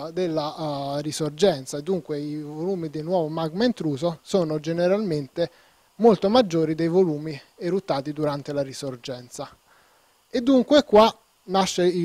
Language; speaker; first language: Italian; native; Italian